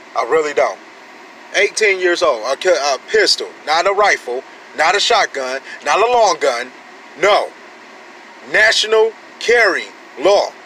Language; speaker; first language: English; native; English